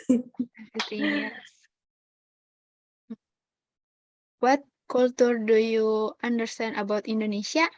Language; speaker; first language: English; non-native, learner; Indonesian